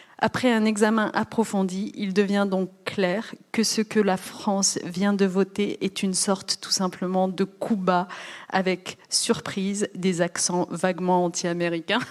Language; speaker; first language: French; early bilingual, other home language; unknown